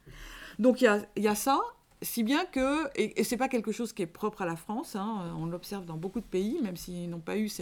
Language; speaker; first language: French; native; French